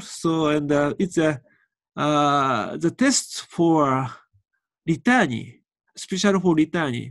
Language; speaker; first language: English; non-native, learner; Japanese